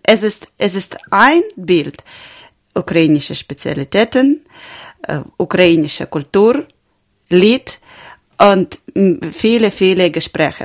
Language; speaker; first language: German; non-native, learner; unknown